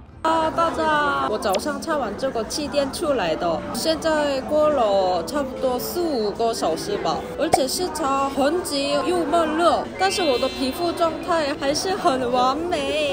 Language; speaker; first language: Chinese; non-native, fluent; Korean